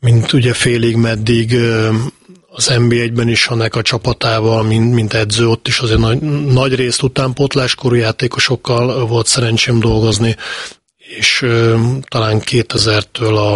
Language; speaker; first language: Hungarian; native; Hungarian